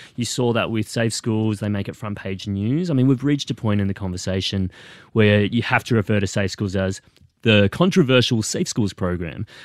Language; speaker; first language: English; native; English